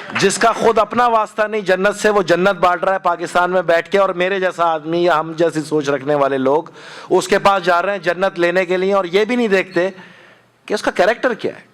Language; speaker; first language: Urdu; native; Urdu